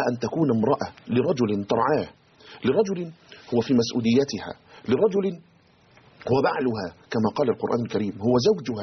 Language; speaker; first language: Arabic; native; Arabic